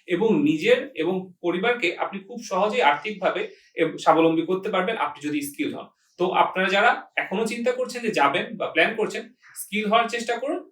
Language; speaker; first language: Bangla; native; Bangla